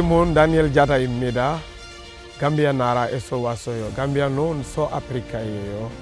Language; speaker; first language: Korean; non-native, learner; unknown